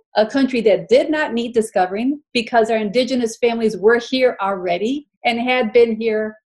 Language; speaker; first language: English; early bilingual, other home language; Spanish